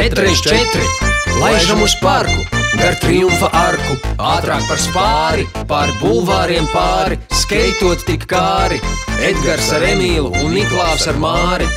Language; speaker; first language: Latvian; native; Latvian